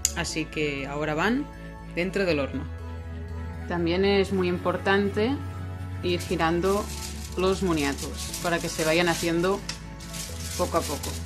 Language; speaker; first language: Spanish; non-native, local second language; Catalan